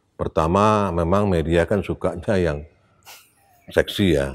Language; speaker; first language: Indonesian; native; Indonesian